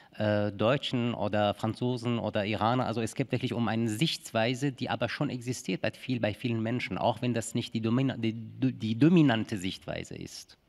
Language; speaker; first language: German; non-native, fluent; Persian